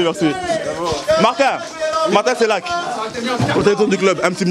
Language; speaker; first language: French; native; French